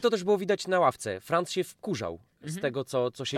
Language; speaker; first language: Polish; native; Polish